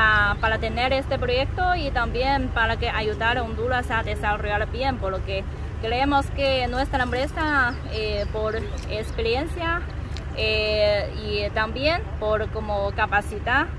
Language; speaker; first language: Spanish; non-native, learner; Chinese